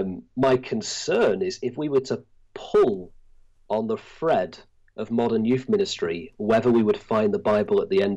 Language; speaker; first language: English; native; English